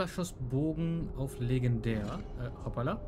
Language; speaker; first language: German; native; German